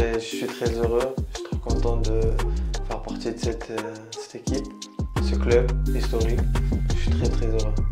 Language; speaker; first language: French; early bilingual, other home language; Arabic